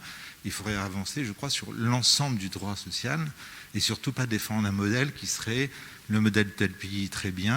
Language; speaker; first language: French; native; French